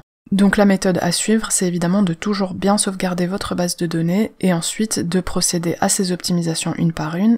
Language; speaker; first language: French; native; French